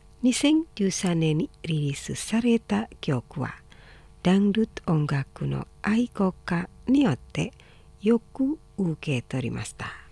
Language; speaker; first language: Japanese; non-native, fluent; Indonesian